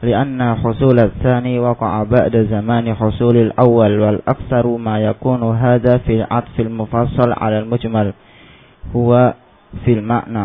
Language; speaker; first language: Arabic; non-native, learner; Indonesian